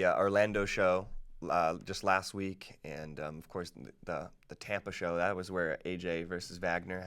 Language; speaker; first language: English; native; English